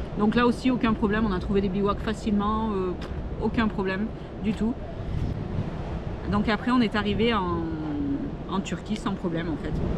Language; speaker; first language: French; native; French